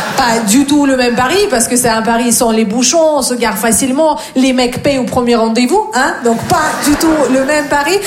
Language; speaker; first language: French; non-native, fluent; Russian